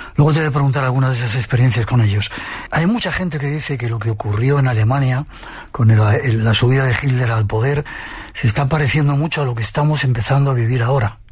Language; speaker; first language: Spanish; native; Spanish